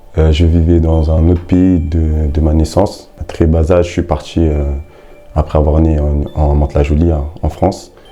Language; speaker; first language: French; early bilingual, other home language; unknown